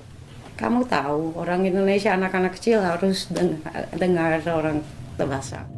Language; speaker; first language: Indonesian; early bilingual, heritage; Indonesian